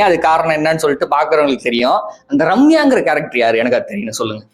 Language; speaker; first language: Tamil; native; Tamil